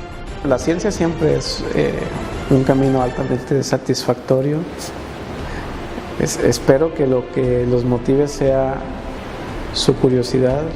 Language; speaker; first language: Spanish; native; Spanish